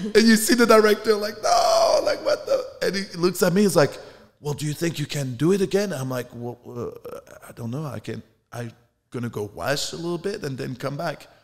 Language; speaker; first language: English; non-native, fluent; French